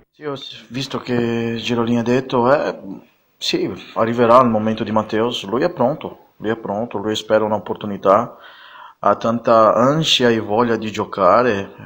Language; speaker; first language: Italian; non-native, fluent; Portuguese